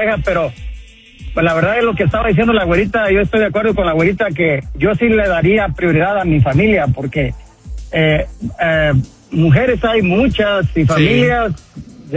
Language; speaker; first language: Spanish; native; Spanish